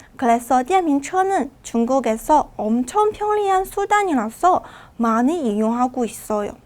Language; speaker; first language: Korean; non-native, fluent; Chinese